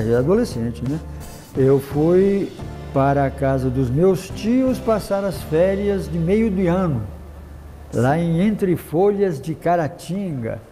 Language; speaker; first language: Portuguese; early bilingual, other home language; Italian